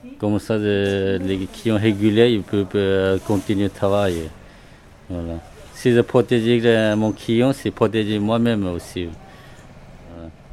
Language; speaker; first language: French; non-native, learner; Chinese